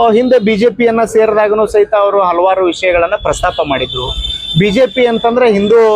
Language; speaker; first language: Kannada; native; Kannada